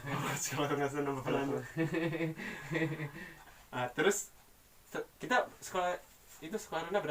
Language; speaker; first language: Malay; non-native, local second language; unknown